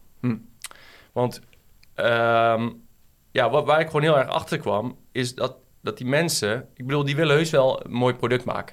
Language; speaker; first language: Dutch; native; Dutch